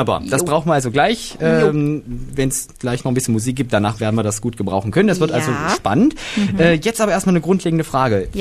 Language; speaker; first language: German; native; German